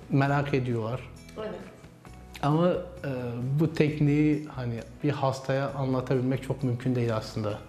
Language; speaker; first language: Turkish; native; Turkish